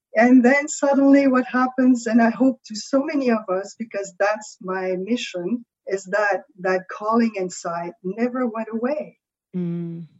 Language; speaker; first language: English; non-native, fluent; French